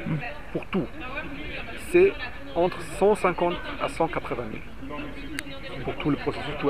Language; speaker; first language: French; non-native, fluent; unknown